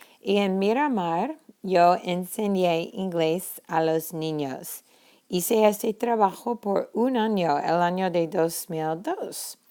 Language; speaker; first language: Spanish; non-native, fluent; English